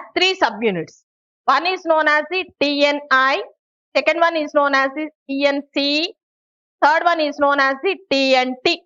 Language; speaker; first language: English; non-native, local second language; Telugu